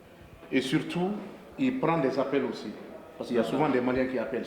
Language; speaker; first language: French; non-native, local second language; Bambara